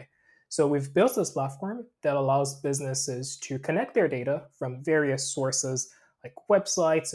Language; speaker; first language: English; non-native, local second language; Krio